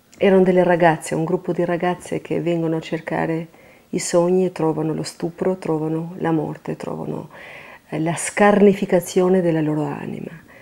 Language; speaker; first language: Italian; non-native, fluent; Albanian